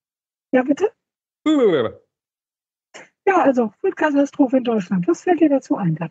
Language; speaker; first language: German; native; German